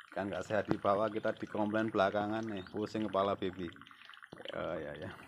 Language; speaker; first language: Indonesian; non-native, local second language; Javanese